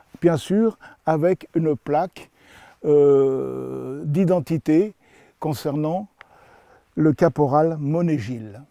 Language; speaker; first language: French; native; French